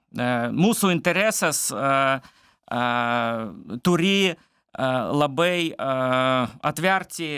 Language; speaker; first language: Lithuanian; non-native, learner; Belarusian